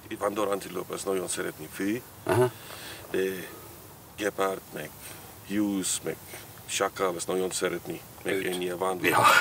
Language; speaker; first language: Hungarian; non-native, learner; Afrikaans